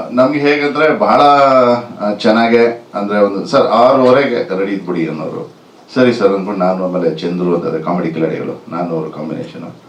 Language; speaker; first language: Kannada; native; Kannada